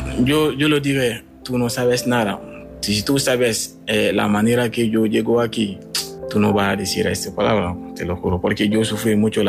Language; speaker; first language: Spanish; non-native, learner; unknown